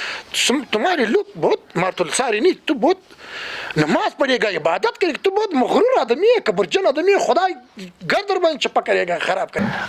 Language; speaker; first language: Hindi; non-native, learner; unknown